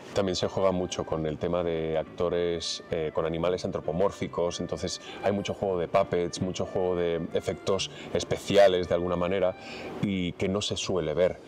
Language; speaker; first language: Spanish; native; Spanish